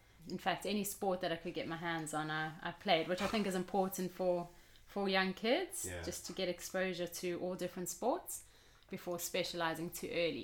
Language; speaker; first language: English; native; English